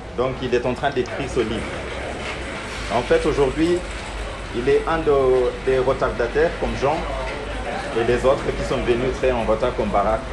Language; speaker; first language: French; non-native, fluent; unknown